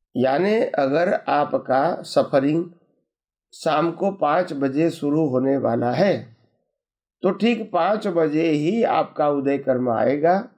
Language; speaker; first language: Hindi; non-native, local second language; Gujarati